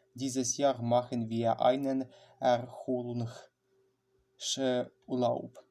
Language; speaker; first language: German; non-native, fluent; Ukrainian